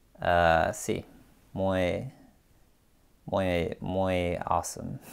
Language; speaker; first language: Spanish; non-native, learner; English